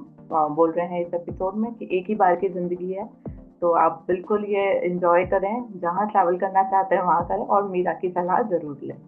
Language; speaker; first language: Hindi; native; Hindi